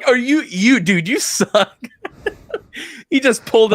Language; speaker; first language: English; native; English